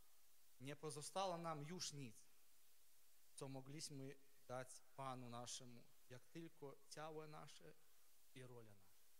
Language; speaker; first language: Polish; non-native, learner; Ukrainian